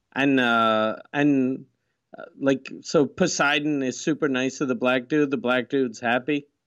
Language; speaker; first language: English; non-native, fluent; French